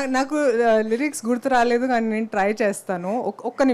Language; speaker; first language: Telugu; non-native, fluent; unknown